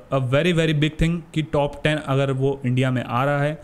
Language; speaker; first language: Hindi; native; Hindi